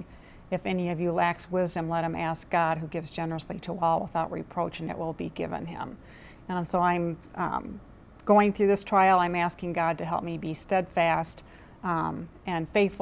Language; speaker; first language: English; native; English